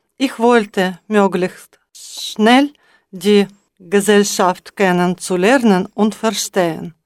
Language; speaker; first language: German; non-native, learner; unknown